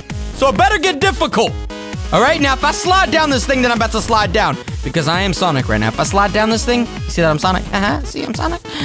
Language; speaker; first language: English; native; English